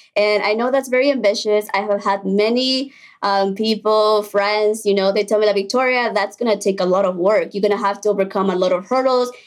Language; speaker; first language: English; early bilingual, other home language; Spanish